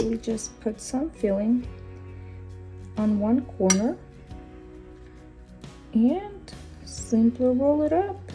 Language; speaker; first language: English; non-native, fluent; Russian